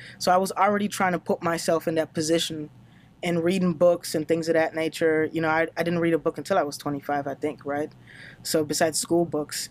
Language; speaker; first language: English; non-native, fluent; German